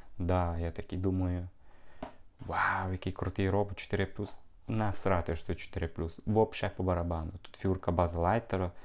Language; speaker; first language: Ukrainian; non-native, local second language; Russian